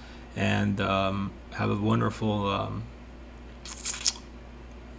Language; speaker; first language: English; native; English